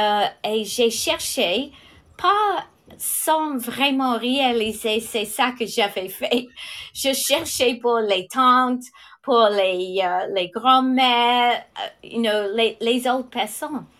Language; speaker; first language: French; non-native, fluent; English